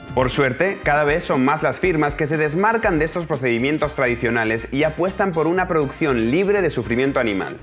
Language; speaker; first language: Spanish; native; Spanish